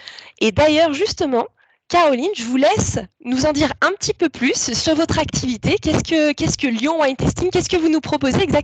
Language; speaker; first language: French; native; French